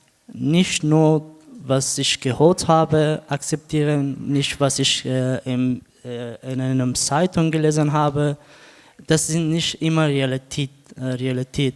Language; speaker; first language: German; non-native, learner; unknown